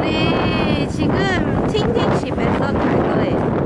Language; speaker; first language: Korean; non-native, learner; Chinese